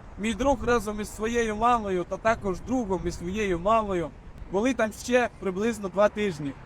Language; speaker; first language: Ukrainian; non-native, local second language; Russian